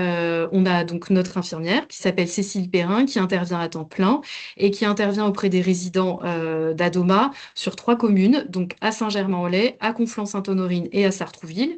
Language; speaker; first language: French; native; French